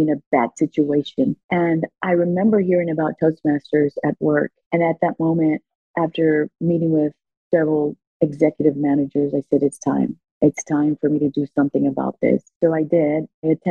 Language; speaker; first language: English; early bilingual, other home language; Spanish